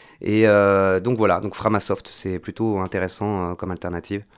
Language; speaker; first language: French; native; French